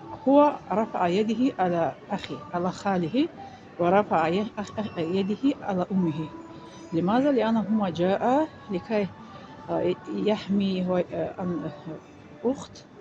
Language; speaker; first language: Arabic; non-native, fluent; Tajik